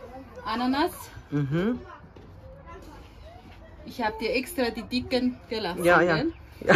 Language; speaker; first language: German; non-native, learner; Turkish